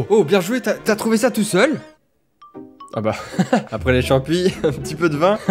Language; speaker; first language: French; native; French